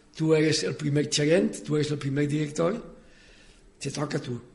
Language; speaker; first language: Spanish; non-native, local second language; Catalan